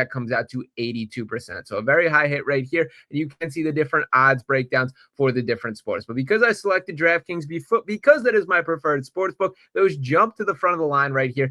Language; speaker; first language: English; native; English